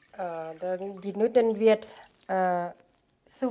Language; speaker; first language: German; non-native, learner; Thai